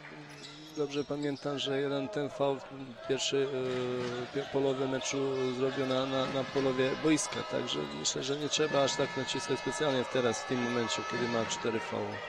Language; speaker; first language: Polish; non-native, fluent; Bosnian